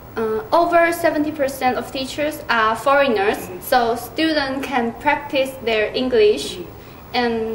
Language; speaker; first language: English; non-native, learner; Chinese